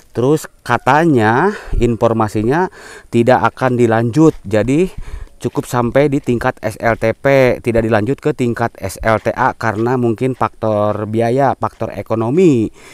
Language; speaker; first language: Indonesian; non-native, local second language; Sundanese